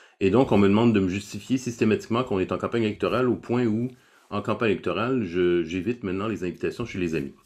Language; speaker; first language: French; native; French